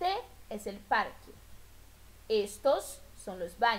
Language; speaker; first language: Spanish; non-native, fluent; Portuguese